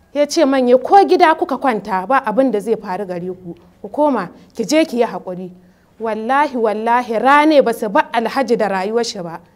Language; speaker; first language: Hausa; native; Hausa